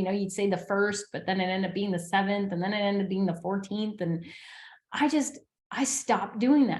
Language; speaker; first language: English; native; English